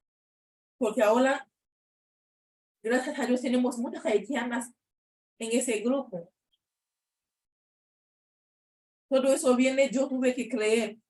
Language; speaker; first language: Spanish; non-native, learner; Haitian Creole